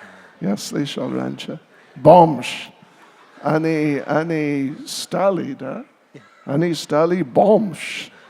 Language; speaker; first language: Russian; non-native, learner; English